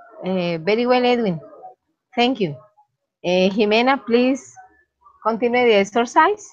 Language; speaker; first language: English; non-native, learner; Spanish